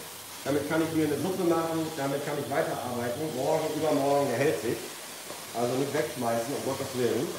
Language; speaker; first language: German; native; German